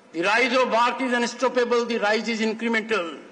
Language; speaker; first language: Hindi; native; Hindi